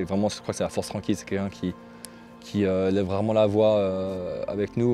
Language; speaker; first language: French; native; French